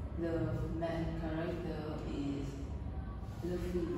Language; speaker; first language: English; non-native, learner; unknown